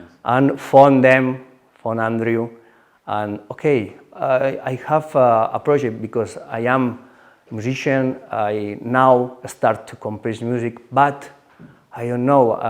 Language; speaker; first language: English; non-native, learner; Spanish